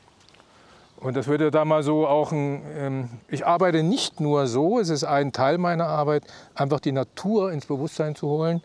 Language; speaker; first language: German; native; German